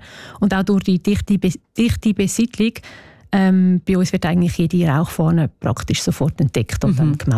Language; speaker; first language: German; native; German